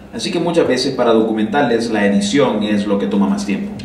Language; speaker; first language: Spanish; native; Spanish